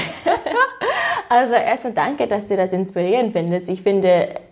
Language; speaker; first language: German; non-native, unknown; English